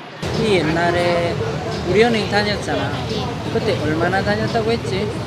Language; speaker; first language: Korean; native; Korean